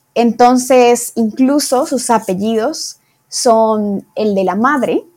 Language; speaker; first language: Spanish; native; Spanish